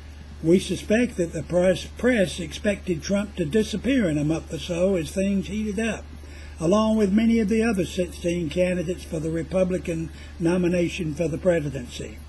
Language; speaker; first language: English; native; English